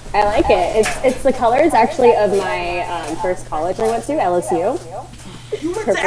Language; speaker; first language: English; non-native, fluent; Spanish